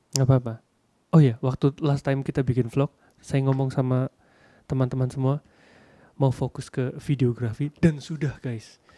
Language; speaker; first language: Indonesian; native; Indonesian